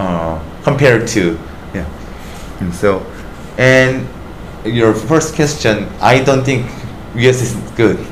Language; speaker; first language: English; non-native, learner; Korean